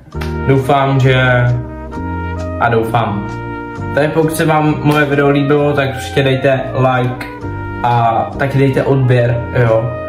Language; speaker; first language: Czech; native; Czech